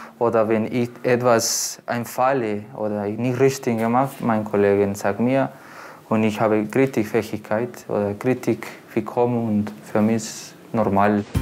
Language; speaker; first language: German; non-native, learner; Spanish